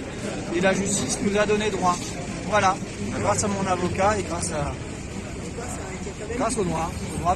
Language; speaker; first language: French; native; French